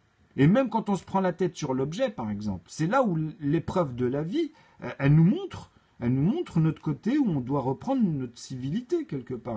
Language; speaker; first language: French; native; French